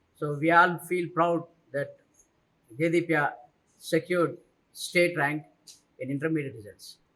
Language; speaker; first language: English; non-native, local second language; Telugu